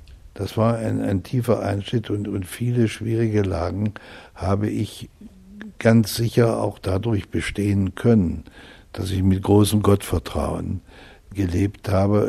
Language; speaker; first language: German; native; German